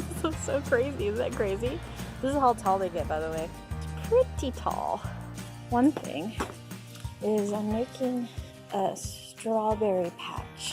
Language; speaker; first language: English; native; English